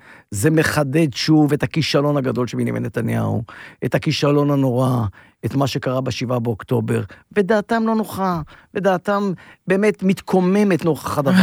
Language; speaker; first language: Hebrew; native; Hebrew